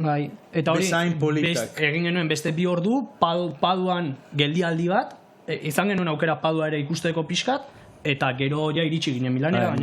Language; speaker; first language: Basque; native; Basque